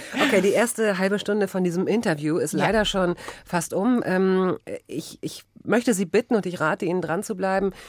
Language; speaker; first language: German; native; German